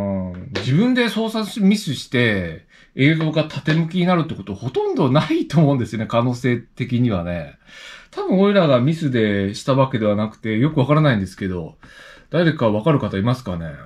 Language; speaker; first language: Japanese; native; Japanese